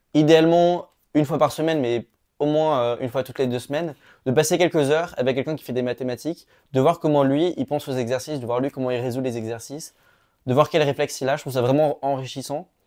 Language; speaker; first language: French; native; French